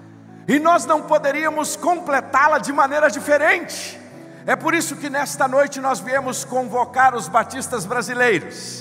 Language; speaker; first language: Portuguese; native; Portuguese